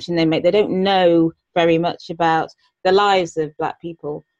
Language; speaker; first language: English; native; English